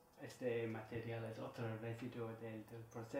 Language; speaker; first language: Spanish; non-native, learner; English